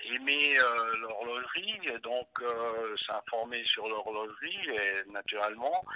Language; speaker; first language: French; native; French